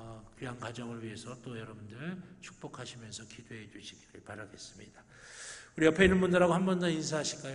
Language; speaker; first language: Korean; native; Korean